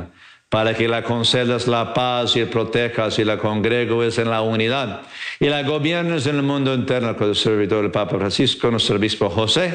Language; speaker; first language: Spanish; non-native, fluent; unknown